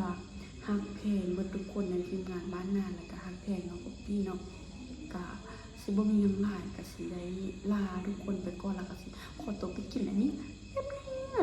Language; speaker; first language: Thai; non-native, local second language; Lao